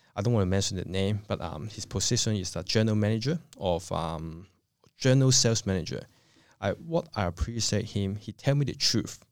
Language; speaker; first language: English; non-native, local second language; Cantonese